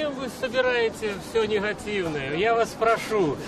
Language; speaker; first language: Russian; non-native, local second language; Belarusian